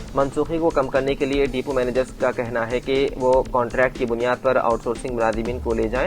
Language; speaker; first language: Urdu; native; Urdu